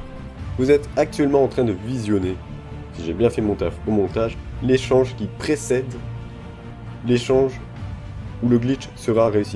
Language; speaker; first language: French; native; French